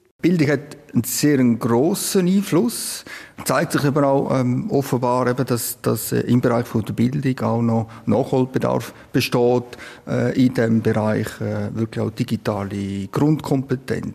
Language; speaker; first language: German; native; German